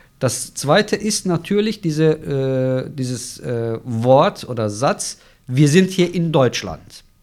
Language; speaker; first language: German; non-native, fluent; Turkish